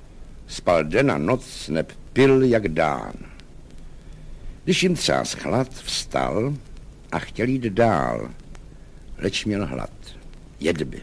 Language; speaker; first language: Czech; native; Czech